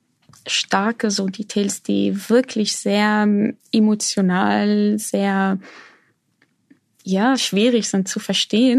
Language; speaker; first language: German; non-native, fluent; Arabic